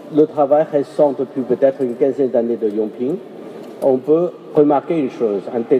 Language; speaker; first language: French; non-native, fluent; Chinese